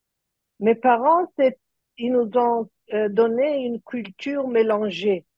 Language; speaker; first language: French; early bilingual, heritage; French